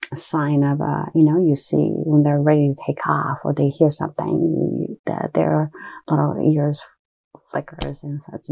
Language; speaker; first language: English; early bilingual, other home language; Japanese